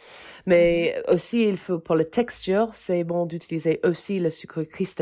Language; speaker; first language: French; non-native, fluent; English